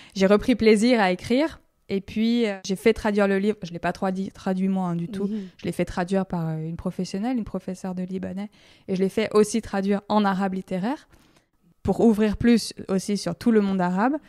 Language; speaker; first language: French; native; French